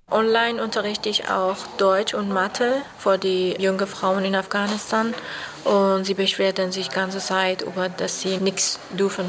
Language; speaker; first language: German; non-native, fluent; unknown